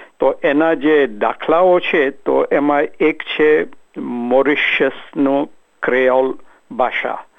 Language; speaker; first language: Gujarati; early bilingual, heritage; Gujarati